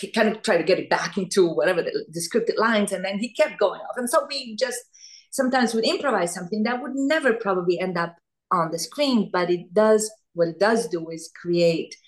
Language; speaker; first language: English; non-native, fluent; Italian